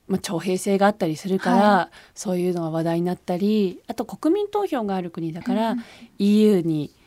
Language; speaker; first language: Japanese; early bilingual, other home language; German